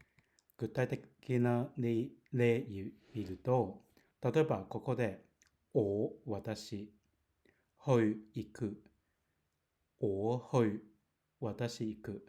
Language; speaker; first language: Japanese; non-native, fluent; Cantonese